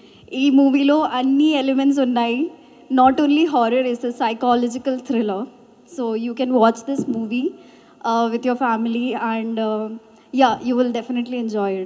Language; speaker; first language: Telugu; non-native, local second language; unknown